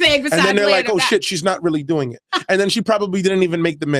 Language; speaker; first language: English; native; English